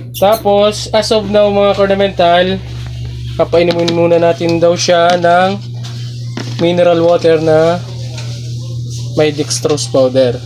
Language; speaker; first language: Filipino; non-native, local second language; Bikol